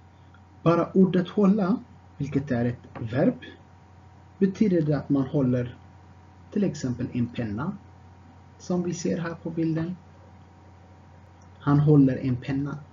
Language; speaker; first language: Swedish; non-native, fluent; Tigrinya